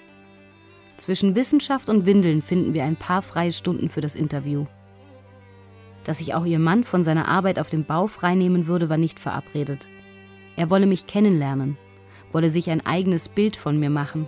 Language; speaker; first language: German; native; German